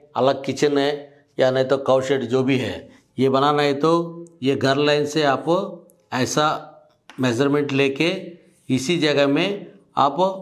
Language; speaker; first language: Hindi; non-native, local second language; Telugu